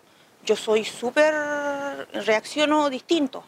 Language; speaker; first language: Spanish; native; Spanish